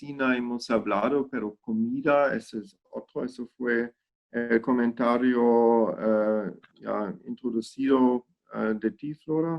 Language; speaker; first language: Spanish; non-native, fluent; German